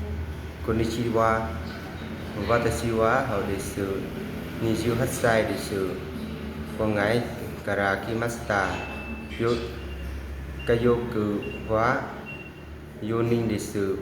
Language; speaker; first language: Japanese; non-native, learner; Vietnamese